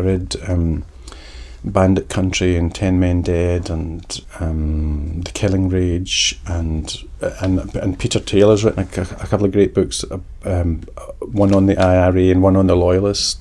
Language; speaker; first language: English; native; English